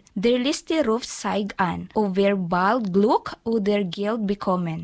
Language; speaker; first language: German; non-native, learner; Filipino